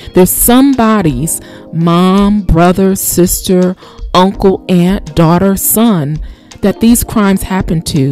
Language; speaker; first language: English; native; English